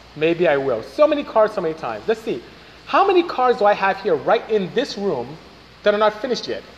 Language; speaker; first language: English; non-native, local second language; Igbo